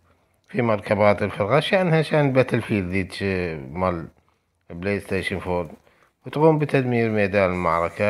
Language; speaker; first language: Arabic; native; Arabic